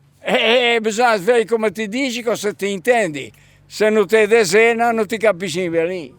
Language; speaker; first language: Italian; native; Italian